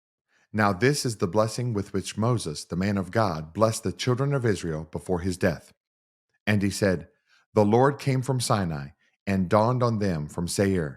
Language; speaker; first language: English; native; English